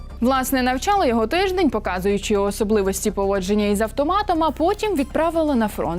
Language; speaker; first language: Ukrainian; native; Ukrainian